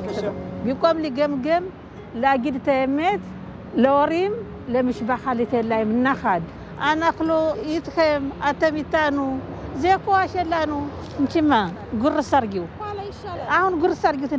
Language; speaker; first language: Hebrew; non-native, learner; Amharic